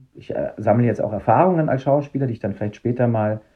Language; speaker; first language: German; native; German